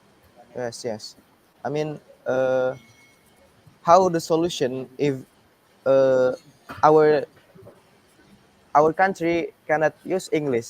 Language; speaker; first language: English; non-native, learner; Indonesian